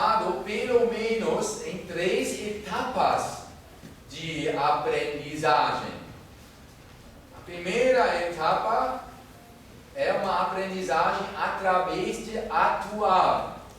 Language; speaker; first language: Portuguese; non-native, fluent; German